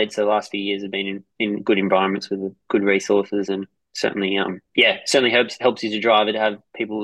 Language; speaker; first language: English; native; English